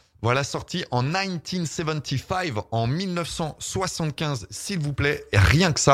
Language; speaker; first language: French; native; French